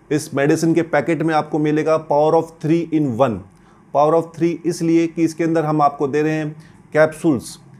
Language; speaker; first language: Hindi; native; Hindi